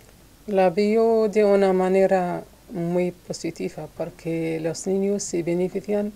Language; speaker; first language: Spanish; non-native, local second language; Arabic